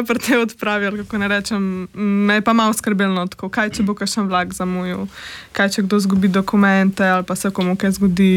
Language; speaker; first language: Slovenian; native; Slovenian